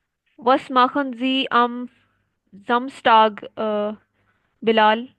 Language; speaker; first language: German; non-native, fluent; Urdu